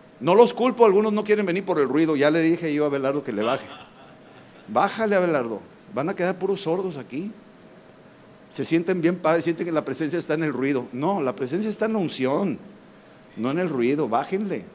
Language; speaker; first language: Spanish; native; Spanish